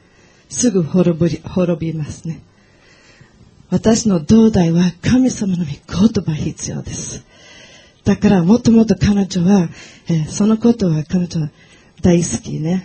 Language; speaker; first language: Japanese; non-native, learner; Portuguese